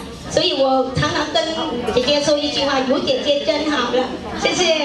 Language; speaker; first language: Chinese; non-native, fluent; Vietnamese